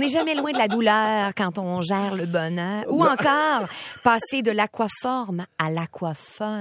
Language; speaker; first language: French; native; French